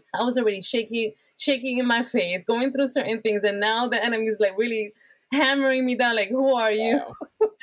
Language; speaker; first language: English; early bilingual, other home language; Spanish